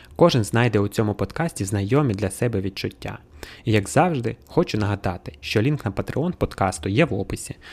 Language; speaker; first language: Ukrainian; non-native, local second language; Russian